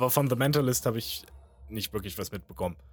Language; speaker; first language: German; native; German